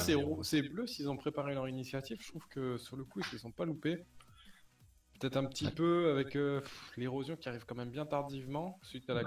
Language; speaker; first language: French; native; French